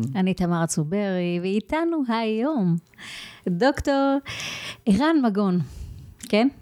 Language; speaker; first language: Hebrew; non-native, fluent; Russian